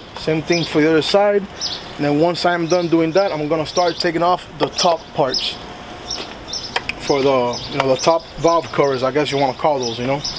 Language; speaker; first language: English; early bilingual, other home language; Spanish